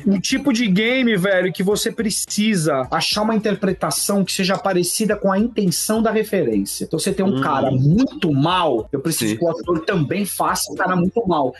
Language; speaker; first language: Portuguese; native; Portuguese